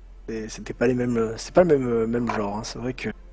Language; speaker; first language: French; native; French